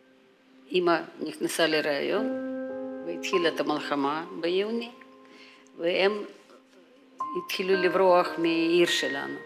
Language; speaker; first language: Hebrew; non-native, learner; Russian